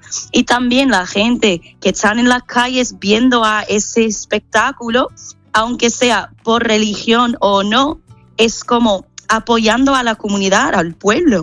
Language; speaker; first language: Spanish; non-native, fluent; English